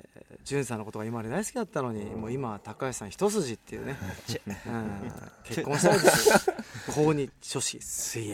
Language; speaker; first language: Japanese; native; Japanese